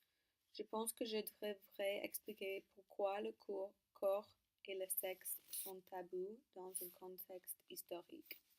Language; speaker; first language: French; non-native, learner; English